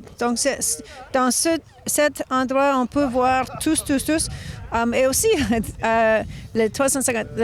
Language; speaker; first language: French; non-native, local second language; English